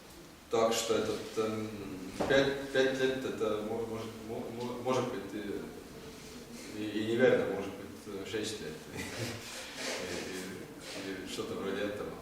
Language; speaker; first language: Russian; non-native, learner; Estonian